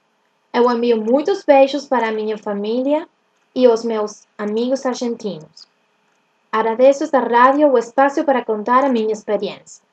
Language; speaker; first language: Portuguese; non-native, learner; Spanish